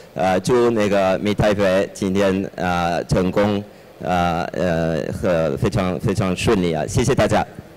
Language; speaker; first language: Chinese; non-native, fluent; French